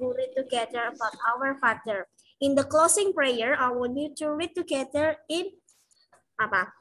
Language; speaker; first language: English; non-native, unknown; Indonesian